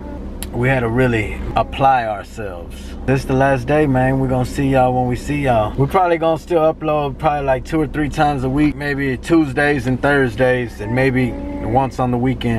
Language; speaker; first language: English; native; English